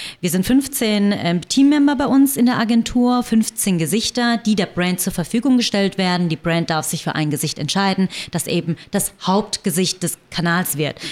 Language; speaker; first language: German; early bilingual, other home language; Vietnamese